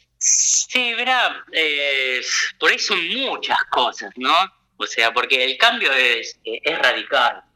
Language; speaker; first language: Spanish; early bilingual, other home language; Japanese